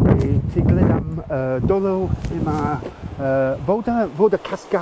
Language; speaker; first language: Bulgarian; non-native, learner; English